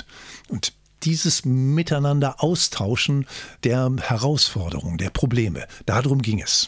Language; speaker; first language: German; native; German